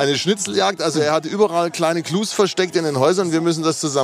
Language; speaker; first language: German; native; German